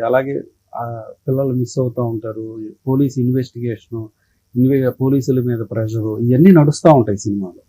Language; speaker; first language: Telugu; native; Telugu